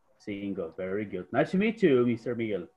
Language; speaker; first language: English; non-native, fluent; Spanish